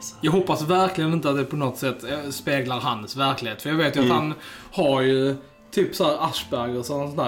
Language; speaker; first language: Swedish; native; Swedish